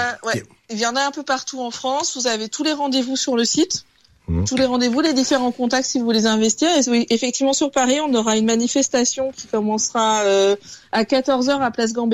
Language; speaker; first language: French; native; French